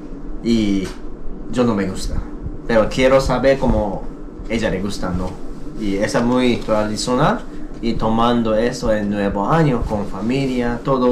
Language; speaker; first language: Spanish; non-native, learner; Japanese